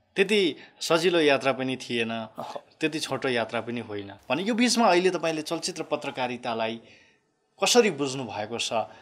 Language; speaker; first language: Nepali; native; Nepali